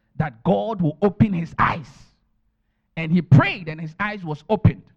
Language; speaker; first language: English; non-native, local second language; Akan